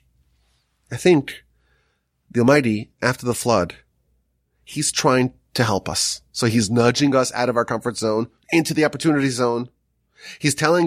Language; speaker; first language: English; native; English